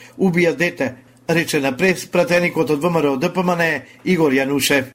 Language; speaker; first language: Macedonian; native; Macedonian